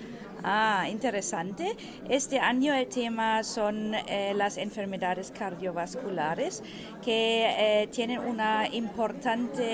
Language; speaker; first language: Spanish; non-native, fluent; German